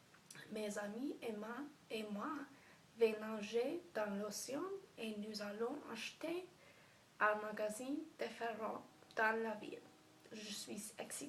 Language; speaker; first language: French; non-native, learner; English